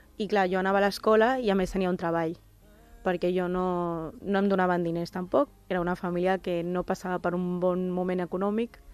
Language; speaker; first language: Catalan; early bilingual, other home language; Urdu